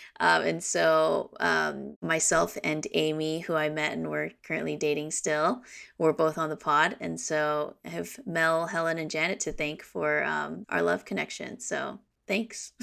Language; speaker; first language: English; early bilingual, other home language; Korean